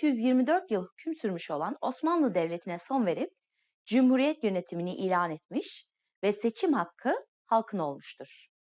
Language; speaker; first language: Turkish; native; Turkish